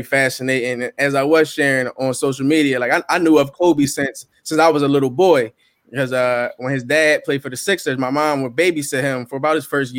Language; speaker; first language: English; native; English